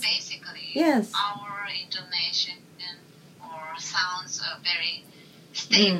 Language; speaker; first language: English; non-native, learner; Japanese